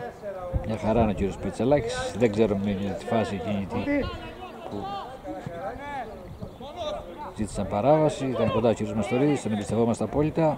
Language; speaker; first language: Greek; native; Greek